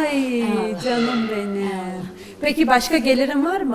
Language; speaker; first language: Turkish; native; Turkish